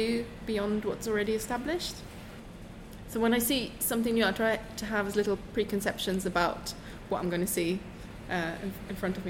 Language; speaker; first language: English; non-native, fluent; German